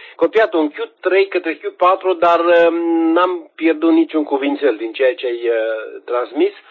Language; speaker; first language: Romanian; native; Romanian